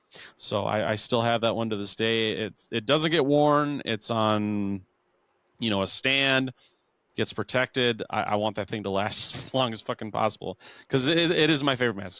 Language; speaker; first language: English; native; English